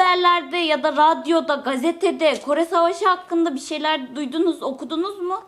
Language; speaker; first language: Turkish; native; Turkish